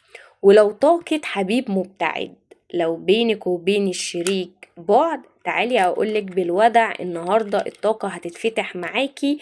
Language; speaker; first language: Arabic; native; Arabic